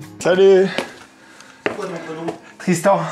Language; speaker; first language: French; native; French